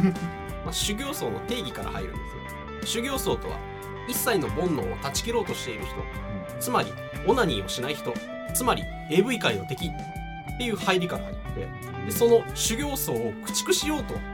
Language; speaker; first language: Japanese; native; Japanese